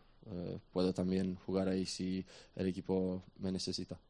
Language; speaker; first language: Spanish; non-native, fluent; Romanian